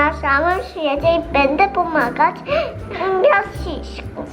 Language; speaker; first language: Polish; early bilingual, heritage; Polish